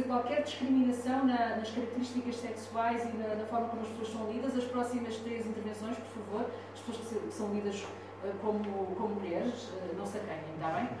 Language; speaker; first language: Portuguese; non-native, fluent; Italian